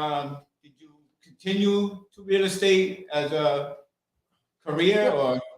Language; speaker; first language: English; native; English